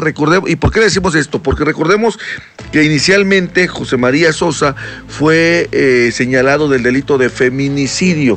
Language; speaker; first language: Spanish; native; Spanish